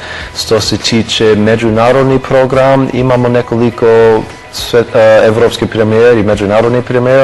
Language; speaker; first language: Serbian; non-native, fluent; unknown